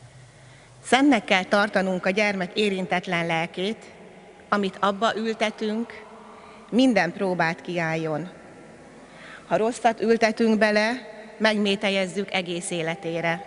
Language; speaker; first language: Hungarian; native; Hungarian